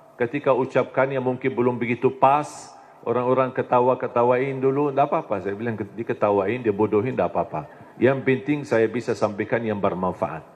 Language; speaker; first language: Indonesian; non-native, fluent; Arabic